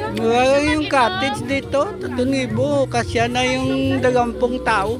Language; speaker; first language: Filipino; non-native, local second language; Hiligaynon